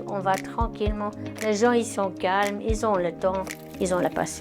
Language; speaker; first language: French; non-native, fluent; English